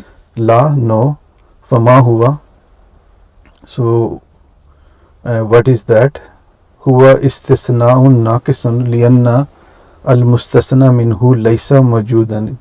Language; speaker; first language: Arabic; non-native, fluent; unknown